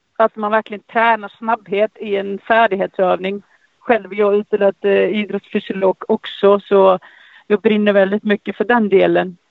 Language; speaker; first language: Swedish; non-native, fluent; Icelandic